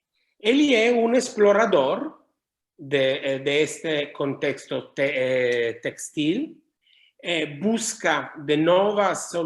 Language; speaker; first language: Portuguese; non-native, learner; Italian